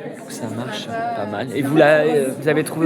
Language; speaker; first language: French; native; French